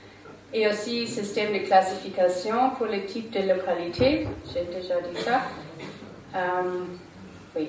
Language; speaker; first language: French; non-native, learner; German